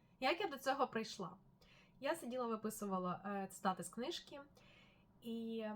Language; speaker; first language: Ukrainian; non-native, local second language; Russian